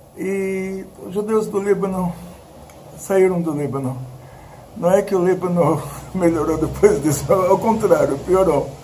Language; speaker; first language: Portuguese; early bilingual, other home language; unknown